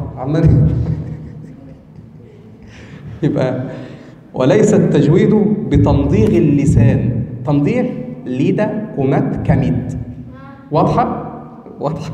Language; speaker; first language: Arabic; native; Arabic